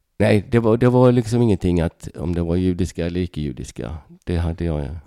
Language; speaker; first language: Swedish; early bilingual, other home language; Hungarian